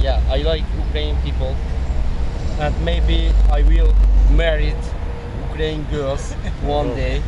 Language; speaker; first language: English; non-native, learner; Kurdish